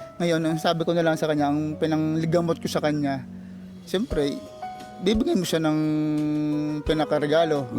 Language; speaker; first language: Filipino; native; Filipino